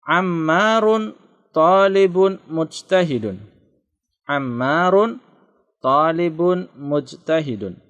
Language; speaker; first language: Arabic; non-native, fluent; Indonesian